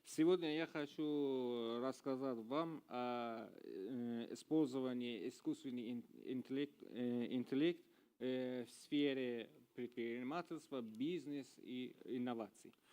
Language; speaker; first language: Russian; non-native, learner; Persian